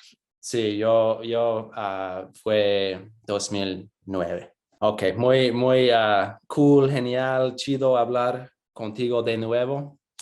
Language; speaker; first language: Spanish; non-native, fluent; English